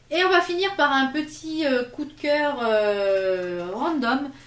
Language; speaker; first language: French; native; French